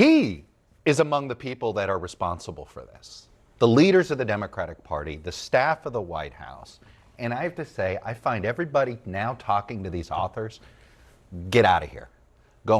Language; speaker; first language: English; native; English